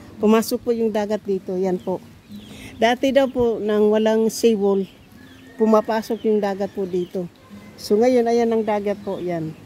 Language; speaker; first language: Filipino; non-native, local second language; Cebuano